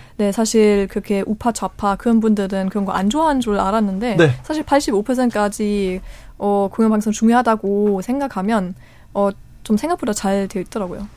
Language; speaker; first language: Korean; non-native, fluent; German